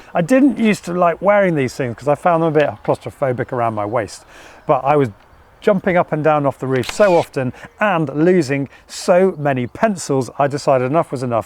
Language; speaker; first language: English; native; English